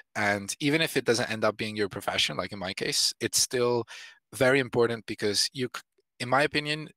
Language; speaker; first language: English; non-native, fluent; Italian